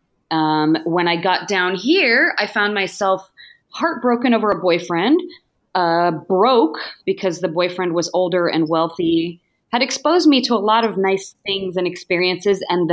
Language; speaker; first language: English; native; English